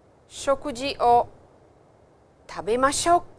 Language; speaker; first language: Japanese; non-native, fluent; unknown